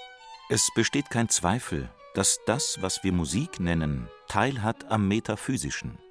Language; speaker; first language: German; native; German